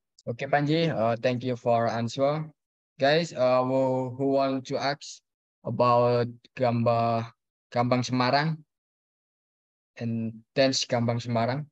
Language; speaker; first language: English; non-native, learner; Indonesian